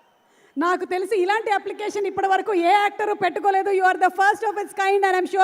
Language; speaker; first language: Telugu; native; Telugu